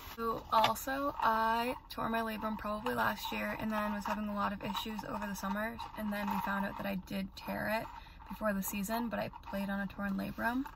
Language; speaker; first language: English; native; English